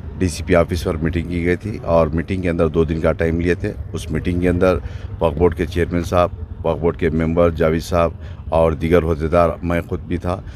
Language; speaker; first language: Hindi; non-native, local second language; Urdu